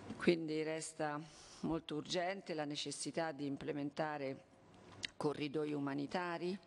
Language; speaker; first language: Italian; native; Italian